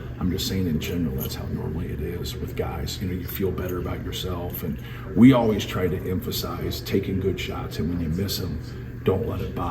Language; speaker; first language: English; native; English